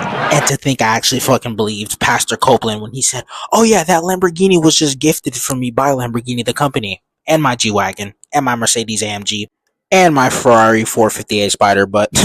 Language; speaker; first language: English; native; English